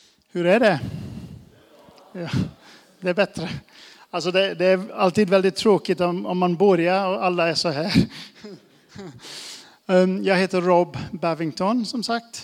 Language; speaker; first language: Swedish; non-native, fluent; English